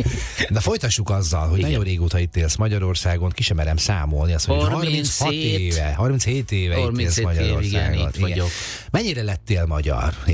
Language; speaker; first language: Hungarian; native; Hungarian